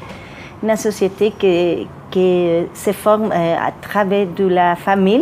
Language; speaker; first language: French; non-native, fluent; Spanish